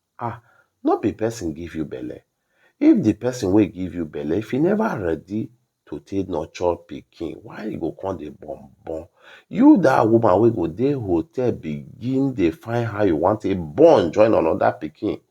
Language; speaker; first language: Nigerian Pidgin; native; Nigerian Pidgin